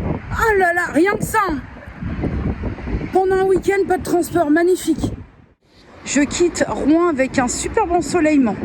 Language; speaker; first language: French; native; French